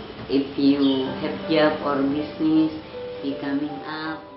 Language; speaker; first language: English; non-native, learner; Indonesian